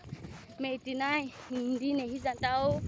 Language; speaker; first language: Hindi; non-native, local second language; Assamese